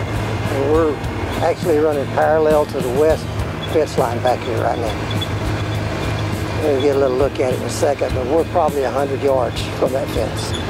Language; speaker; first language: English; native; English